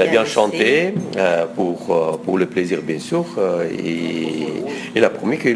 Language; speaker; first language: French; non-native, fluent; Russian